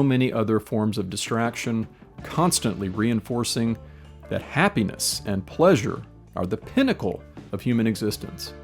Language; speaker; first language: English; native; English